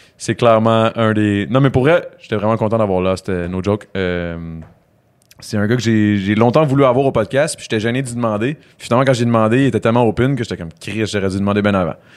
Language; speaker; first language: French; native; French